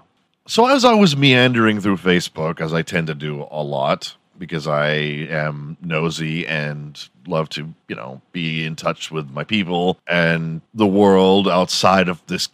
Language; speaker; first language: English; native; English